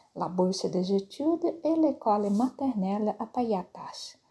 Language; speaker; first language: French; non-native, fluent; Portuguese